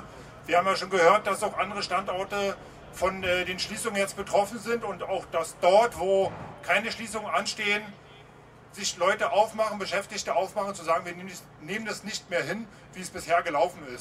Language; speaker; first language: German; native; German